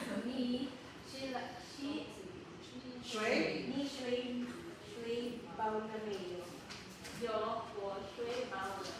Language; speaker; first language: Chinese; non-native, learner; Filipino